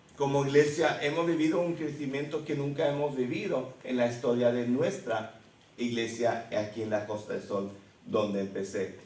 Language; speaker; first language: Spanish; early bilingual, other home language; Swedish